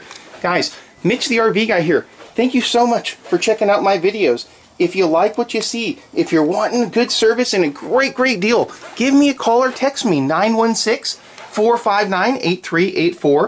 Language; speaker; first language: English; native; English